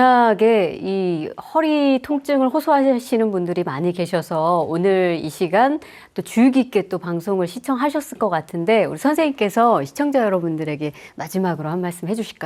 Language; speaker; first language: Korean; native; Korean